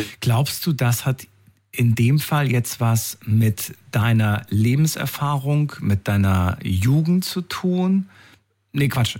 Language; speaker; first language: German; native; German